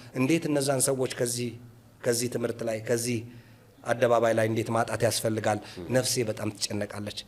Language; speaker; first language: Amharic; native; Amharic